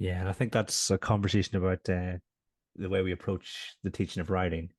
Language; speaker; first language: English; native; English